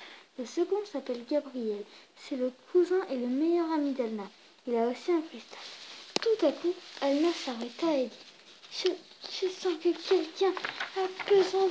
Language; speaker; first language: French; native; French